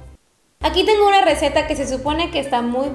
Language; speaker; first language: Spanish; native; Spanish